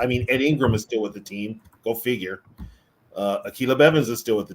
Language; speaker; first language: English; native; English